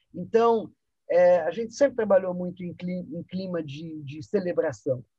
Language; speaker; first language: Portuguese; early bilingual, other home language; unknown